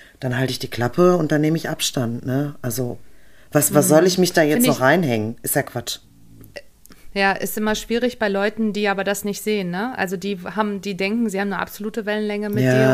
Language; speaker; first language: German; native; German